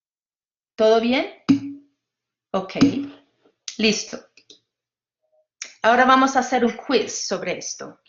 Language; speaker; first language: Spanish; non-native, fluent; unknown